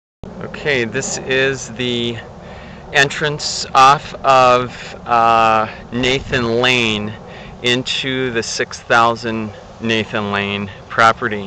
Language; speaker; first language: English; native; English